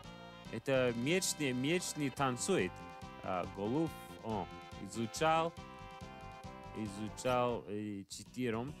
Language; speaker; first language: Russian; non-native, learner; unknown